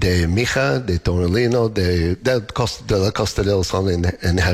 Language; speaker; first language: Spanish; non-native, learner; English